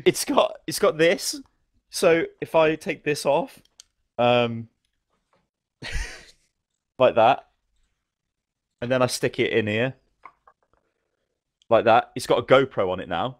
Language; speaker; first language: English; native; English